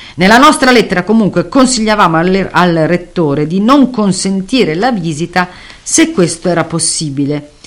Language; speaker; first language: Italian; native; Italian